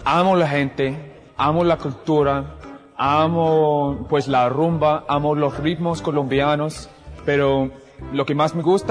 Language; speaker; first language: Spanish; non-native, fluent; English